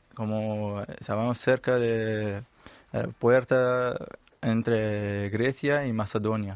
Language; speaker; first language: Spanish; non-native, learner; Arabic